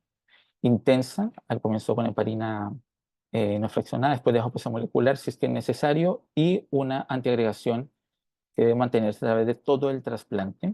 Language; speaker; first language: Spanish; native; Spanish